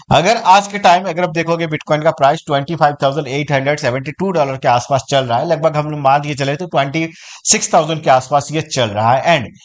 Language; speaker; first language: Hindi; native; Hindi